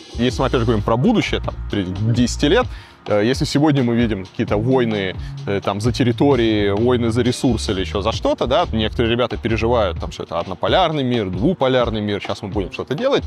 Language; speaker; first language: Russian; native; Russian